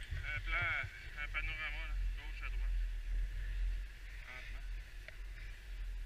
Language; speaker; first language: French; native; French